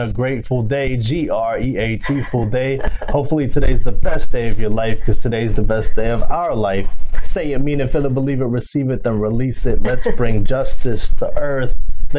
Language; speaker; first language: English; non-native, local second language; Filipino